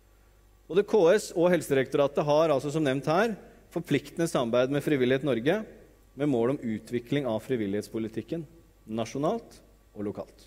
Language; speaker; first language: Norwegian; native; Norwegian